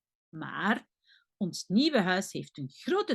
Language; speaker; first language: Dutch; non-native, local second language; French